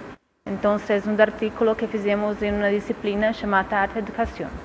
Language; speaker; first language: Spanish; non-native, learner; Portuguese